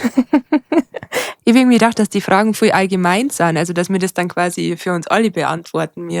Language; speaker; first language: German; native; German